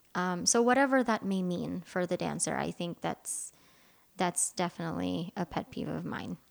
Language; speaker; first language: English; non-native, local second language; Filipino